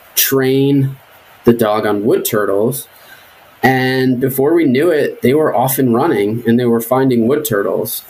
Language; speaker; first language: English; native; English